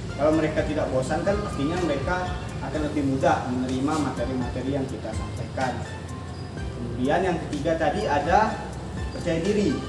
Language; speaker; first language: Indonesian; native; Indonesian